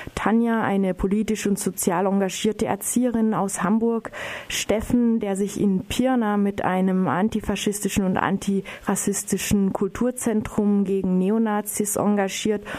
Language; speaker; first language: German; native; German